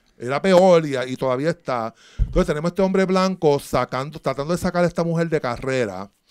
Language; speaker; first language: Spanish; native; Spanish